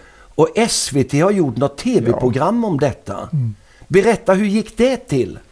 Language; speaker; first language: Swedish; native; Swedish